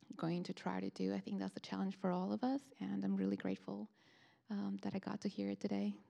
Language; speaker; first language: English; non-native, fluent; Spanish